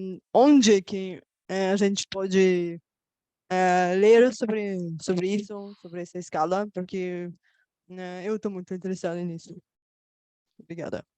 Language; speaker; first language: Portuguese; non-native, fluent; Bulgarian